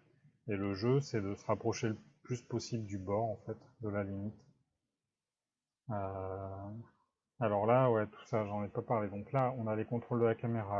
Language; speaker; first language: French; native; French